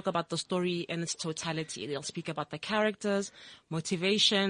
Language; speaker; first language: English; non-native, local second language; Tswana